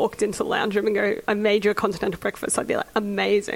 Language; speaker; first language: English; native; English